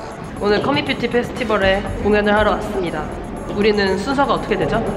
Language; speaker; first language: Korean; native; Korean